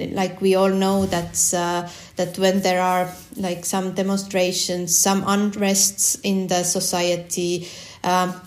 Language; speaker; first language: English; non-native, fluent; Estonian